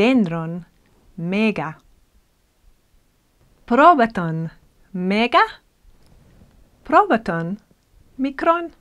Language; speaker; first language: Greek; non-native, fluent; English